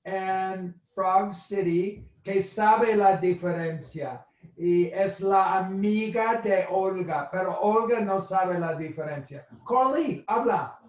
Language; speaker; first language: Spanish; non-native, fluent; English